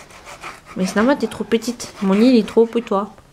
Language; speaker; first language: French; native; French